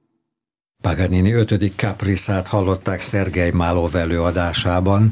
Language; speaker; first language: Hungarian; native; Hungarian